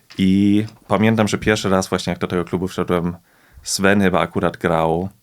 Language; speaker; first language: Polish; early bilingual, heritage; Polish